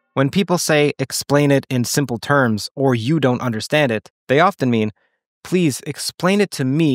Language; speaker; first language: English; native; English